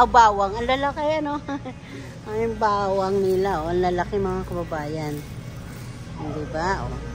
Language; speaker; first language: Filipino; non-native, local second language; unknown